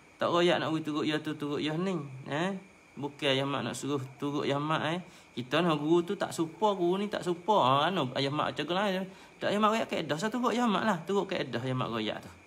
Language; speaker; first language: Malay; native; Malay